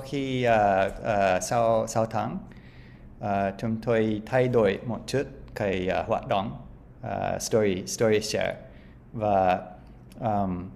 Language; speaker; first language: Vietnamese; non-native, learner; English